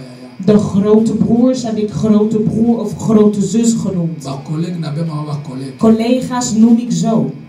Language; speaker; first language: Dutch; non-native, fluent; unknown